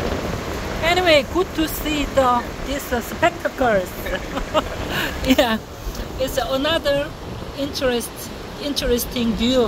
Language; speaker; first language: English; non-native, learner; Korean